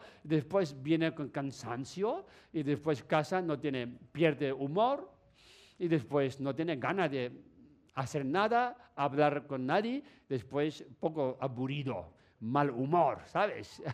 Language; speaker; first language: Spanish; non-native, learner; Tibetan